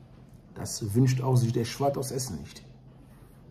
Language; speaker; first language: German; early bilingual, other home language; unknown